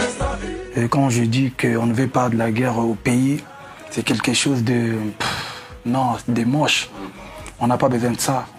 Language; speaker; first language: French; non-native, local second language; Lingala